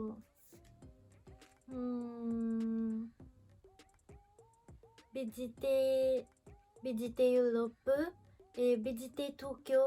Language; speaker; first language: French; non-native, learner; Japanese